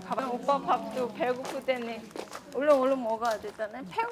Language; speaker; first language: Korean; non-native, fluent; Vietnamese